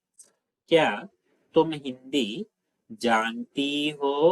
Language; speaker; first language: Hindi; non-native, local second language; Telugu